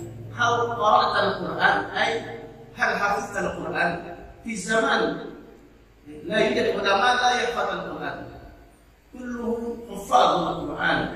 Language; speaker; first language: Arabic; non-native, fluent; Indonesian